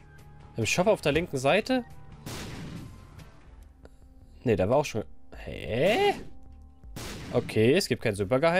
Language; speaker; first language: German; native; German